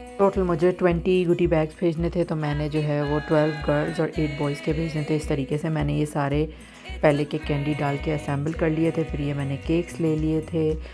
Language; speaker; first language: Urdu; native; Urdu